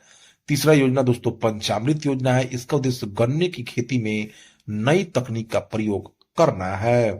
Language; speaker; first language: Hindi; native; Hindi